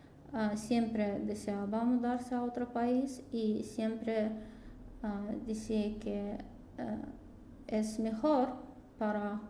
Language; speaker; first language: Spanish; non-native, learner; Russian